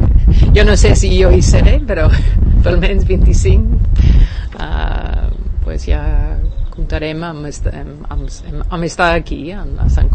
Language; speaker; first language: Catalan; non-native, fluent; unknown